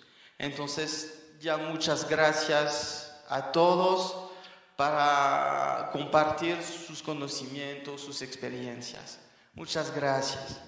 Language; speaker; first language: Spanish; non-native, fluent; French